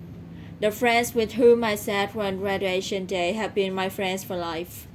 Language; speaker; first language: English; non-native, learner; Vietnamese